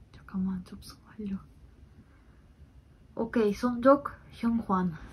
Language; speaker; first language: Korean; non-native, learner; Ukrainian